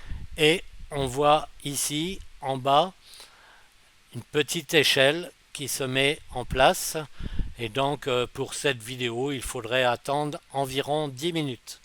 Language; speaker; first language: French; native; French